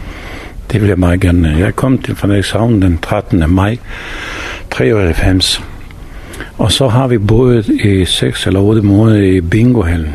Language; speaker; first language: Danish; non-native, fluent; Bosnian